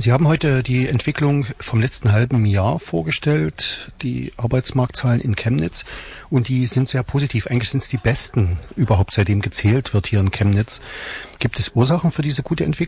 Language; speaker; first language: German; native; German